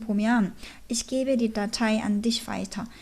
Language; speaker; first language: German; non-native, fluent; Korean